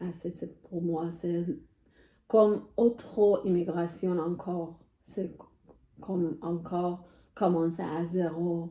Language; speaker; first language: French; non-native, learner; Persian